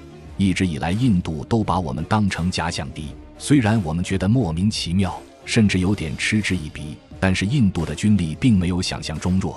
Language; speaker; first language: Chinese; native; Chinese